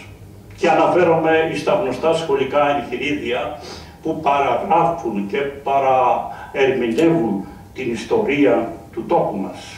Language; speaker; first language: Greek; native; Greek